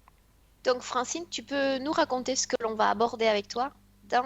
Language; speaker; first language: French; non-native, fluent; Spanish